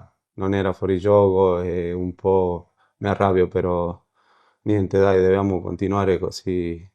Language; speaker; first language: Italian; non-native, learner; Spanish